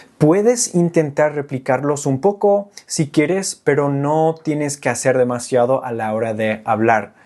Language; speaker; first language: Spanish; non-native, fluent; English